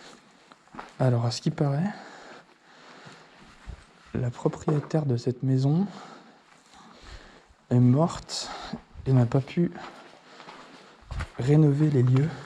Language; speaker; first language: French; native; French